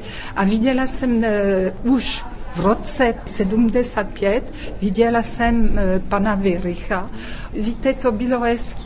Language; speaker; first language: Czech; non-native, fluent; French